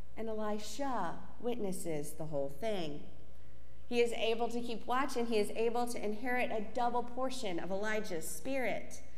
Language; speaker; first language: English; native; English